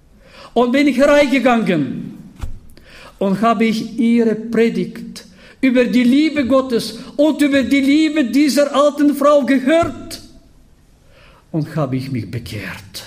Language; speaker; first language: German; non-native, fluent; Bulgarian